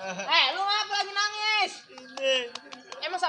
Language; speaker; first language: Indonesian; native; Indonesian